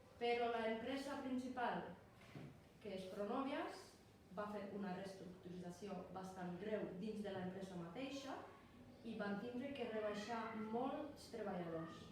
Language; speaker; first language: Catalan; non-native, fluent; Polish